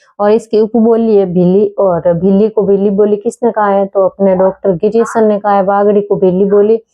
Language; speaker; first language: Hindi; native; Hindi